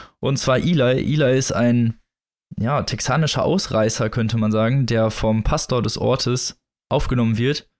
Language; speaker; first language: German; native; German